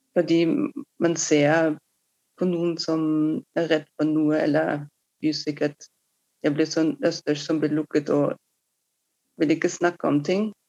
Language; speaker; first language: Norwegian; non-native, fluent; German